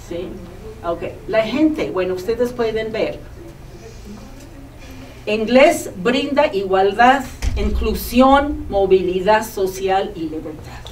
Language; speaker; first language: Spanish; non-native, fluent; English